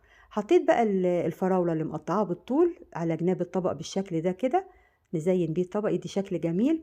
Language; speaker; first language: Arabic; native; Arabic